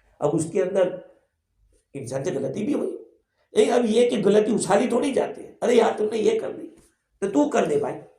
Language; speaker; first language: Urdu; non-native, local second language; Gujarati